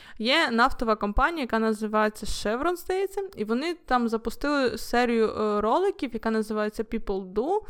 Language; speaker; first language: Ukrainian; non-native, local second language; Russian